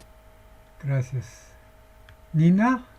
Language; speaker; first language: Spanish; non-native, fluent; English